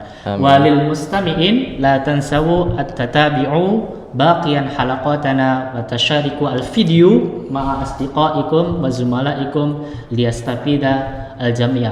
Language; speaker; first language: Arabic; non-native, learner; Indonesian